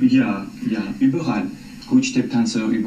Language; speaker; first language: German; non-native, learner; French